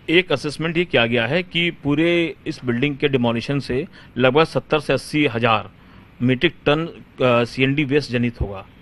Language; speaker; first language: Hindi; native; Hindi